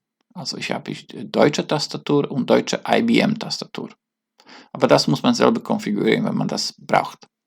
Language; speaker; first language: German; non-native, learner; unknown